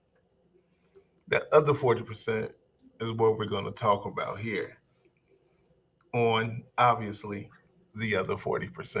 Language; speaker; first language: English; native; English